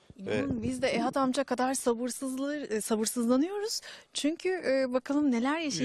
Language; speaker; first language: Turkish; native; Turkish